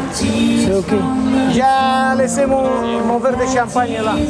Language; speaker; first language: French; non-native, learner; Romanian